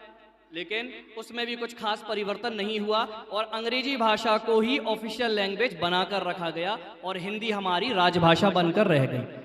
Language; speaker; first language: Hindi; native; Hindi